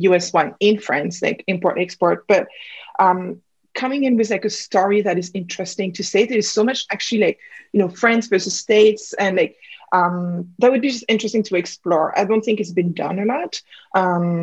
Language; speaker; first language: English; non-native, fluent; French